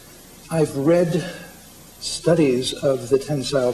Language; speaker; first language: English; native; English